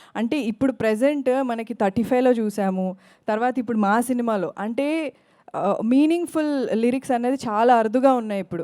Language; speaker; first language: Telugu; native; Telugu